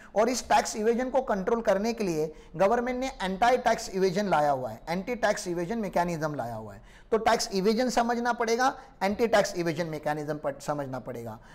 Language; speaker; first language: Hindi; non-native, local second language; Marathi